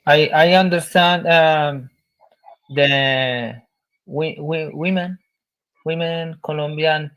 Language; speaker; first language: English; non-native, learner; Spanish